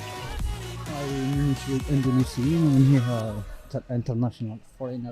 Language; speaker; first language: Arabic; native; Arabic